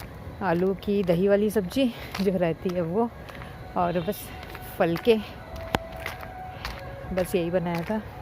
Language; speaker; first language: Hindi; native; Hindi